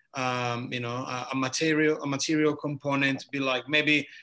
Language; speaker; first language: English; non-native, fluent; Italian